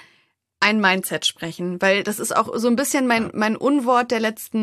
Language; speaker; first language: German; native; German